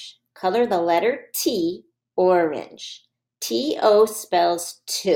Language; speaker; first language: English; native; English